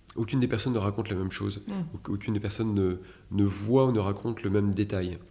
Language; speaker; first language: French; native; French